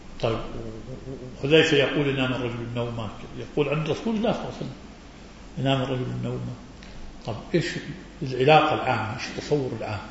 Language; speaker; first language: Arabic; native; Arabic